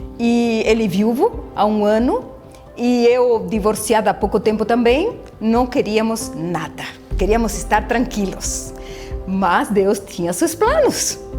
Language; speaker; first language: Portuguese; non-native, fluent; Spanish